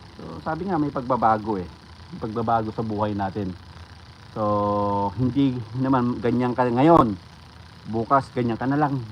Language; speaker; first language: Filipino; non-native, local second language; Iloko